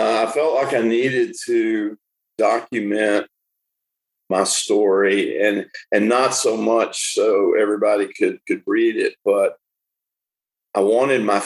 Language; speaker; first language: English; native; English